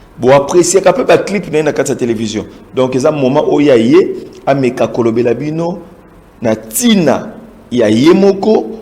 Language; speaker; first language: Lingala; native; Lingala